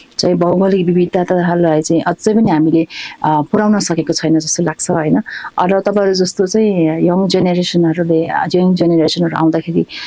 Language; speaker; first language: Nepali; non-native, local second language; Sherpa